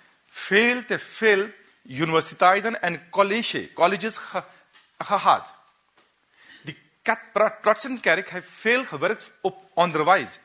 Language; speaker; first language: Dutch; non-native, learner; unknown